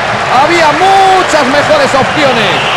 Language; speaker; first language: Spanish; native; Spanish